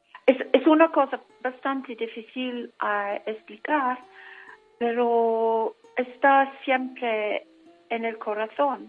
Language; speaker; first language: Spanish; non-native, fluent; English